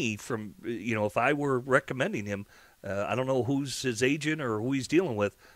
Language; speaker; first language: English; native; English